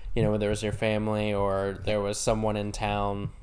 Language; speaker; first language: English; native; English